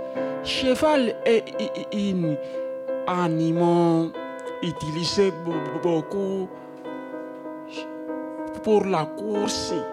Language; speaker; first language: French; non-native, learner; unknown